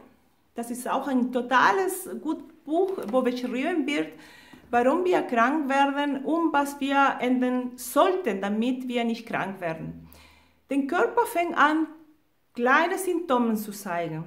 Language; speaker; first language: German; non-native, fluent; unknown